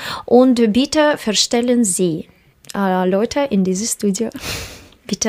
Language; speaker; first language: German; non-native, learner; Russian